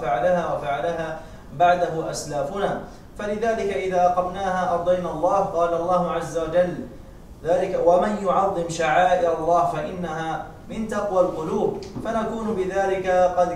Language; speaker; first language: Arabic; native; Arabic